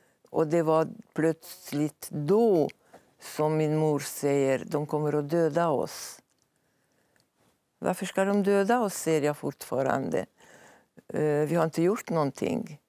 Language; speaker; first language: Swedish; non-native, fluent; Hungarian